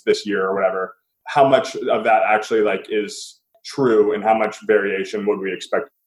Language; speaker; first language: English; native; English